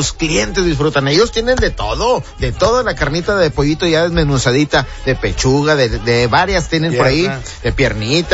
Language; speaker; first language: Spanish; native; Spanish